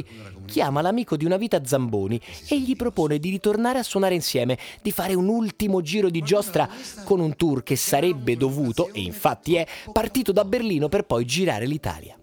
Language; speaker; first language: Italian; native; Italian